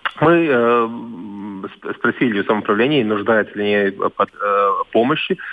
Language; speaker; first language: Russian; non-native, local second language; Latvian